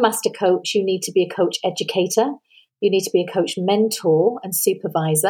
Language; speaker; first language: English; native; English